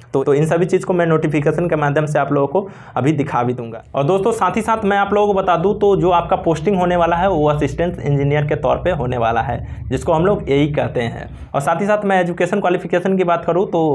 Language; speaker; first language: Hindi; native; Hindi